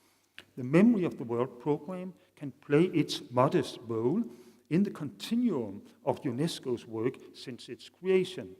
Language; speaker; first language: English; non-native, fluent; Danish